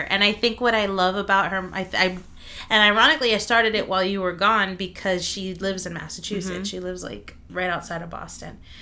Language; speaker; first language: English; early bilingual, other home language; Spanish